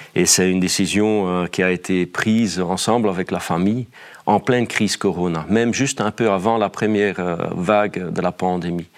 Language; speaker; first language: French; non-native, fluent; Dutch